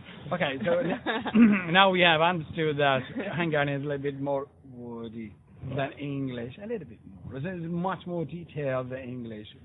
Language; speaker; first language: English; non-native, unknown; Italian